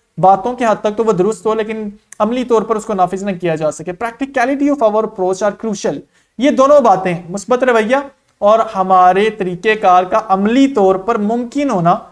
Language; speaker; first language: Urdu; non-native, local second language; Punjabi